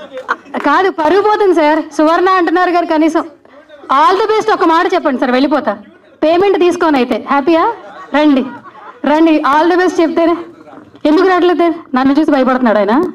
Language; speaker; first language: Telugu; native; Telugu